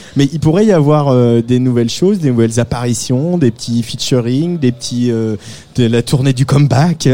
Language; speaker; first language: French; native; French